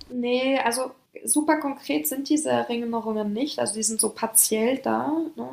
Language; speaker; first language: German; early bilingual, other home language; French